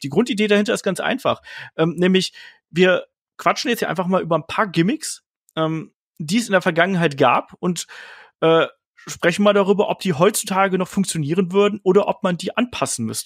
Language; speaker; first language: German; native; German